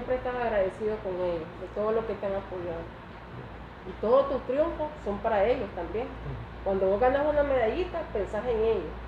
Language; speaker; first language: Spanish; native; Spanish